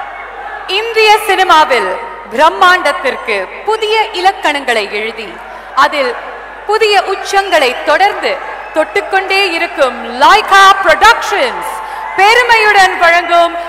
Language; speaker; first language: Tamil; native; Tamil